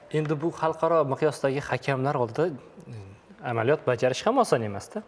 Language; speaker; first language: Uzbek; native; Uzbek